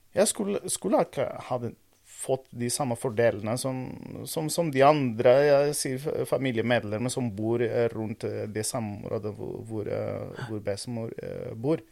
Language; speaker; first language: Norwegian; non-native, fluent; Portuguese